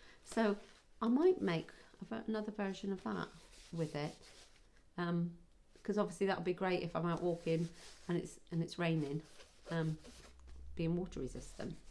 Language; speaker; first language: English; native; English